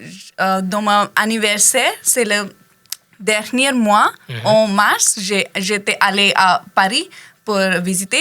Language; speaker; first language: French; non-native, learner; Hindi